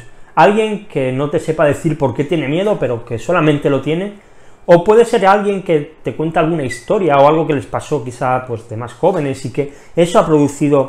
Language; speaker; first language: Spanish; native; Spanish